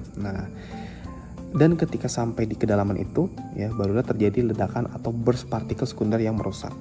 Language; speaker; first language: Indonesian; native; Indonesian